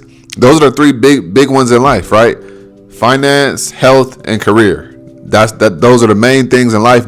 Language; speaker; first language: English; native; English